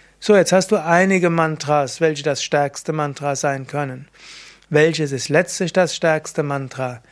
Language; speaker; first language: German; native; German